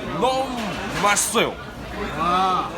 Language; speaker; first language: Korean; non-native, learner; Japanese